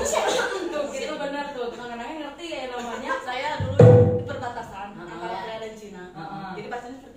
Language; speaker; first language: Indonesian; non-native, local second language; Sundanese